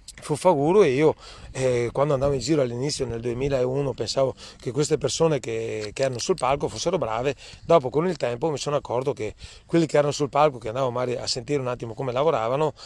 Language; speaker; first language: Italian; native; Italian